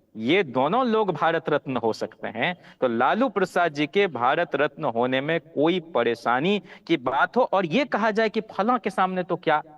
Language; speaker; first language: Hindi; native; Hindi